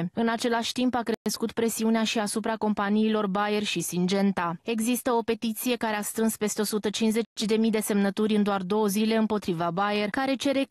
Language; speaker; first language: Romanian; native; Romanian